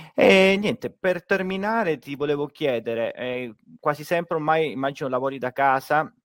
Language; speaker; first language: Italian; native; Italian